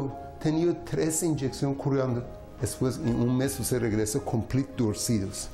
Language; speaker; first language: Spanish; non-native, learner; Persian